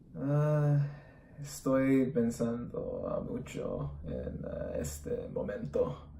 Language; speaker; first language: Spanish; early bilingual, other home language; English